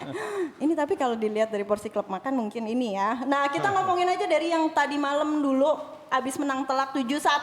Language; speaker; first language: Indonesian; native; Indonesian